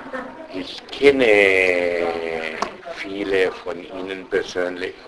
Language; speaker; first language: German; non-native, fluent; Arabic